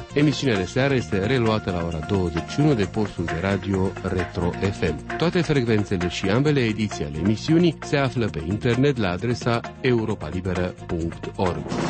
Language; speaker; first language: Romanian; native; Romanian